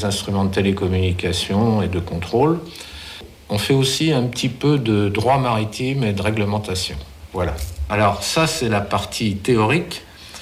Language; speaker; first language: French; native; French